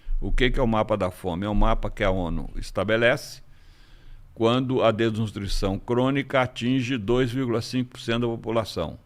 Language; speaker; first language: Portuguese; native; Portuguese